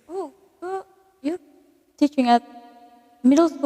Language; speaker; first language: English; non-native, learner; Indonesian